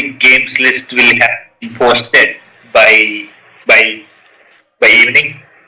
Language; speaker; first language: English; non-native, learner; Telugu